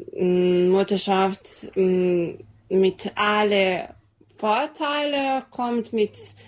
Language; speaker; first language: German; non-native, learner; Serbian